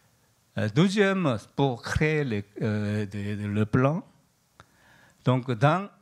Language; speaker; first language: French; non-native, learner; Korean